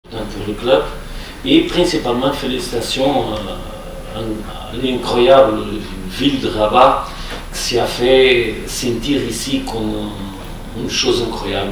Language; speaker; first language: French; non-native, fluent; Portuguese